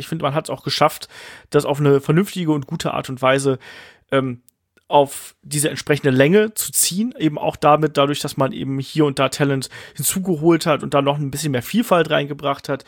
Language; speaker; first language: German; native; German